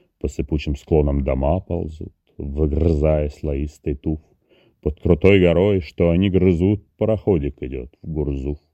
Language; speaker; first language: Russian; native; Russian